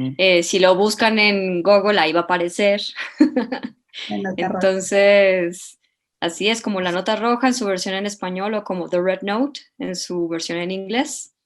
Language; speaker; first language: Spanish; native; Spanish